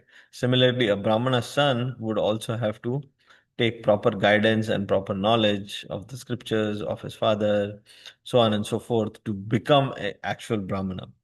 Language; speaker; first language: English; non-native, local second language; Hindi